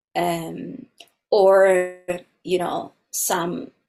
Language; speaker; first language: English; non-native, fluent; Italian